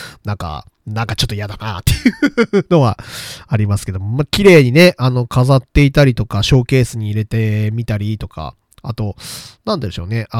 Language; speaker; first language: Japanese; native; Japanese